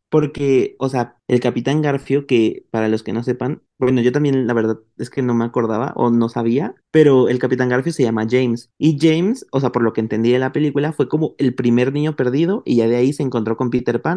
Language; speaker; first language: Spanish; native; Spanish